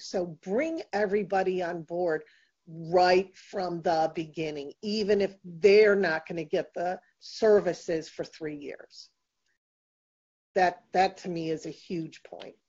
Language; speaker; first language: English; native; English